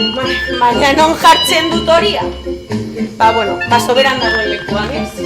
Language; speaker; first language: Basque; non-native, local second language; Spanish